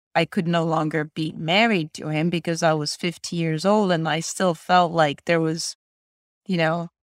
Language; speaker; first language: English; non-native, fluent; Swedish